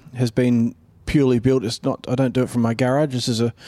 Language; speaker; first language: English; native; English